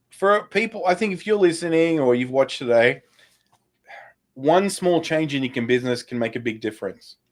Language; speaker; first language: English; native; English